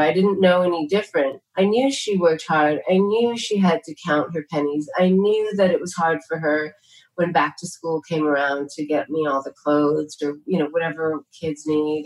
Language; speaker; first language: English; early bilingual, other home language; Tamil